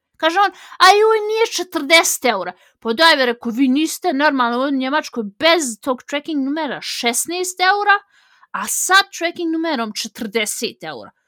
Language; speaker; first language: Bosnian; early bilingual, heritage; Bosnian